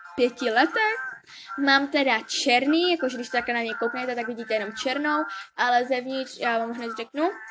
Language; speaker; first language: Czech; early bilingual, other home language; English